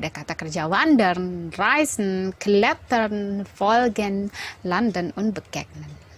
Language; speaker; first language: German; non-native, fluent; Indonesian